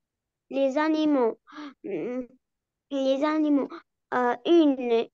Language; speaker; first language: French; non-native, learner; Arabic